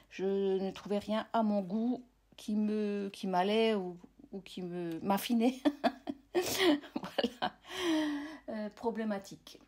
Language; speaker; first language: French; native; French